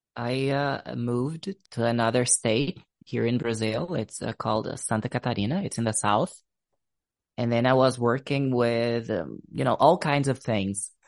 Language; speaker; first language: English; non-native, fluent; Portuguese